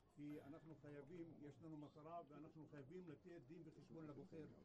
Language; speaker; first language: Hebrew; non-native, local second language; Arabic